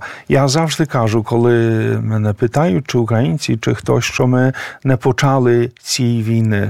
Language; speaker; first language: Ukrainian; non-native, fluent; Polish